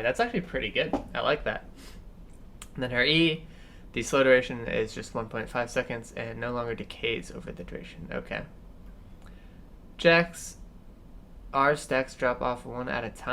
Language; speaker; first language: English; native; English